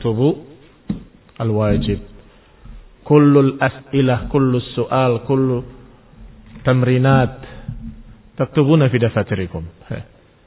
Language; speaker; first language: Arabic; non-native, fluent; Indonesian